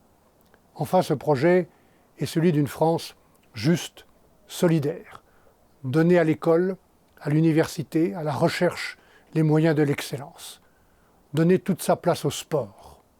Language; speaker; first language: French; native; French